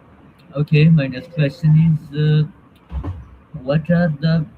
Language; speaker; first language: English; non-native, learner; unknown